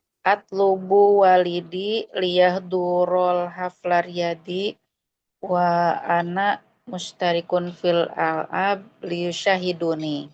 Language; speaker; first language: Arabic; non-native, learner; Indonesian